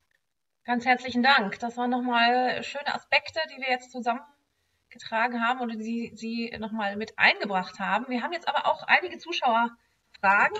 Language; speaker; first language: German; native; German